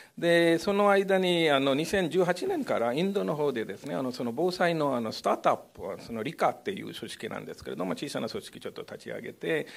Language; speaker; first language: Japanese; non-native, fluent; Hindi